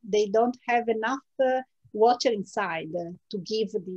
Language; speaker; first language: English; non-native, fluent; Italian